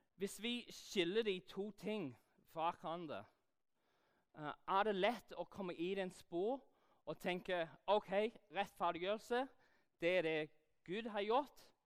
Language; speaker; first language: Norwegian; non-native, fluent; English